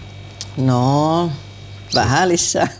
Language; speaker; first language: Finnish; native; Finnish